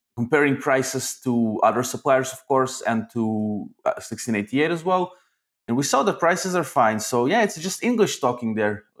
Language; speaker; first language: English; early bilingual, other home language; Russian